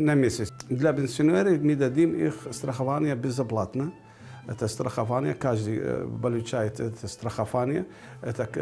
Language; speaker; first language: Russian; non-native, learner; Arabic